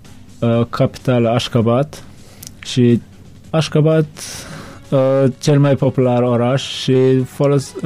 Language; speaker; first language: Romanian; non-native, learner; Turkmen